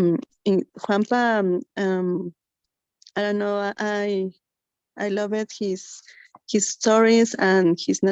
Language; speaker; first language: English; non-native, learner; Spanish